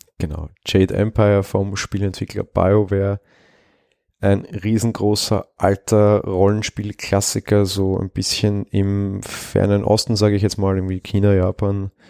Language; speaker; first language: German; native; German